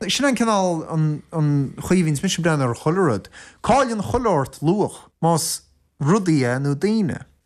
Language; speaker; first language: Irish; native; Irish